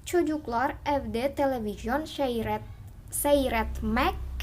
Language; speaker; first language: Turkish; non-native, fluent; Indonesian